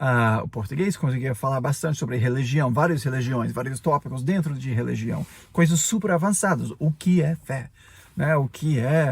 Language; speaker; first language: Portuguese; non-native, fluent; English